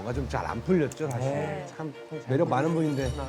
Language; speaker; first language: Korean; native; Korean